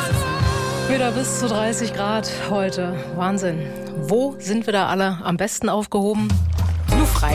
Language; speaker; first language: German; native; German